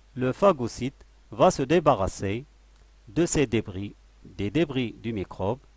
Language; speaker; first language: French; non-native, local second language; Arabic